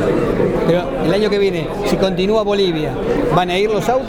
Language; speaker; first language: Spanish; native; Spanish